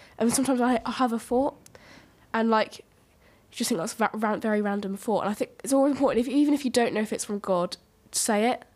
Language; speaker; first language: English; native; English